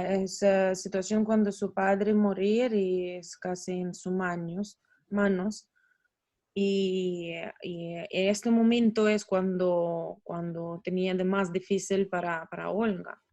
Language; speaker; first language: Spanish; non-native, learner; Russian